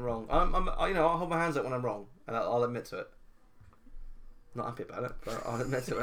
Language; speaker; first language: English; native; English